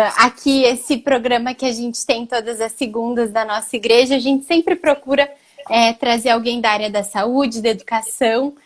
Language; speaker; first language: Portuguese; native; Portuguese